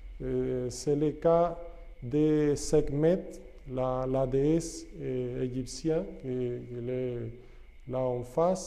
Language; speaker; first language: French; non-native, fluent; Spanish